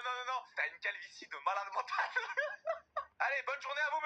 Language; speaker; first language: French; native; French